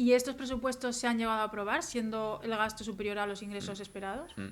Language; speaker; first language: Spanish; native; Spanish